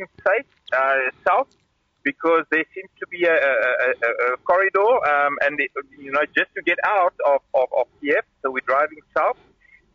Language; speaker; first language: English; non-native, local second language; Afrikaans